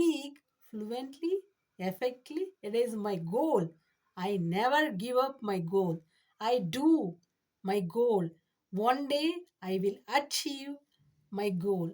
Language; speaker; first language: English; non-native, learner; Tamil